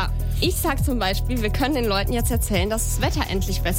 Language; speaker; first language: German; native; German